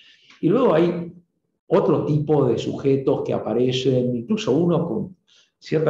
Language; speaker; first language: Spanish; native; Spanish